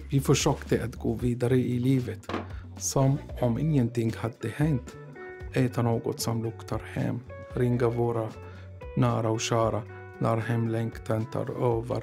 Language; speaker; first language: Swedish; non-native, learner; Arabic